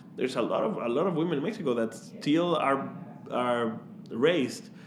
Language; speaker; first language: English; non-native, fluent; Spanish